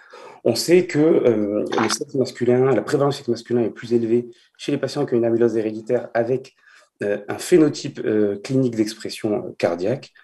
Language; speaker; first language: French; native; French